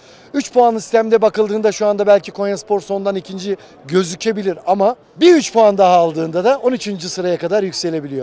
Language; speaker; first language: Turkish; native; Turkish